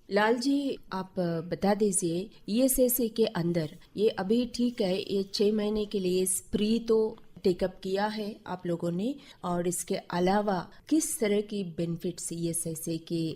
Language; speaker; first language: Hindi; non-native, local second language; Telugu